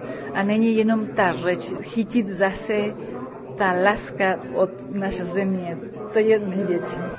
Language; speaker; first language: Czech; early bilingual, heritage; Spanish